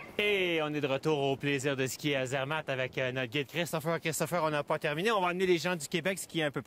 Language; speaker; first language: French; native; French